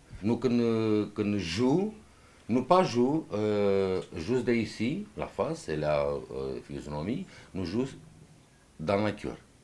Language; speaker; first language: French; non-native, learner; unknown